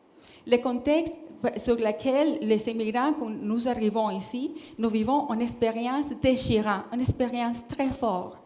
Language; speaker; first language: French; non-native, fluent; Spanish